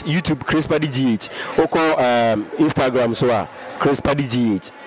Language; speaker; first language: English; non-native, local second language; Akan